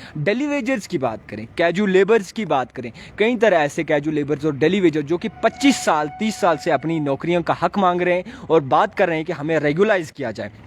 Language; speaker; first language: Hindi; non-native, local second language; Kashmiri